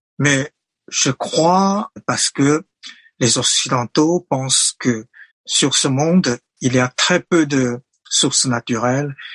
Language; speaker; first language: French; non-native, fluent; Chinese